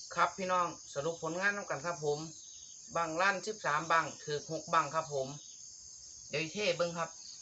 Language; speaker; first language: Thai; native; Thai